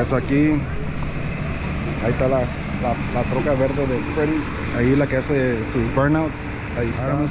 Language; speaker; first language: Spanish; early bilingual, heritage; Spanish